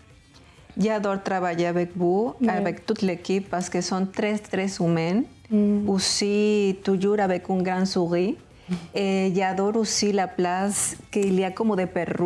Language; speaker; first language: French; non-native, learner; Spanish